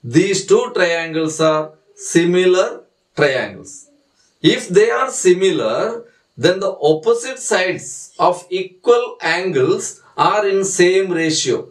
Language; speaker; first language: English; non-native, local second language; Kannada